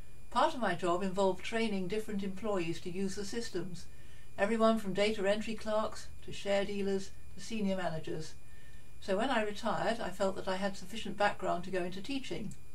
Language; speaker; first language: English; native; English